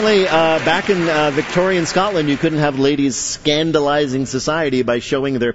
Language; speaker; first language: English; native; English